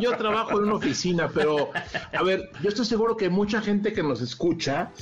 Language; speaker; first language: Spanish; native; Spanish